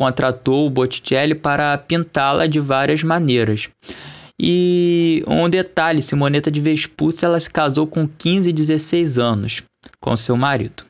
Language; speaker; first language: Portuguese; native; Portuguese